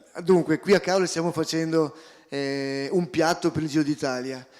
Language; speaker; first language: Italian; native; Italian